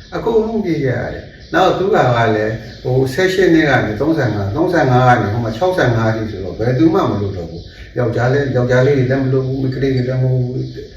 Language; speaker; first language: Burmese; native; Burmese